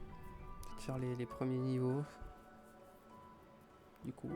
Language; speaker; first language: French; native; French